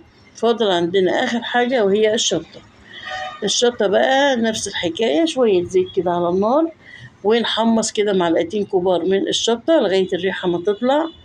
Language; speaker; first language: Arabic; native; Arabic